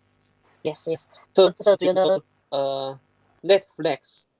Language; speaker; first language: English; non-native, learner; Chinese